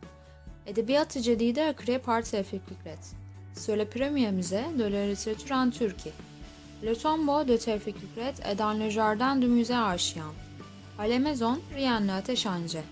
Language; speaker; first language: French; non-native, learner; Turkish